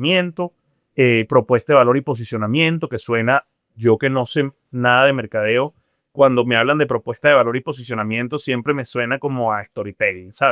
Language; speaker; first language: Spanish; native; Spanish